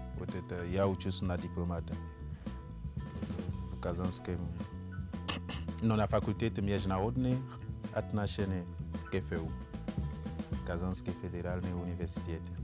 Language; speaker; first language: Russian; non-native, learner; Fon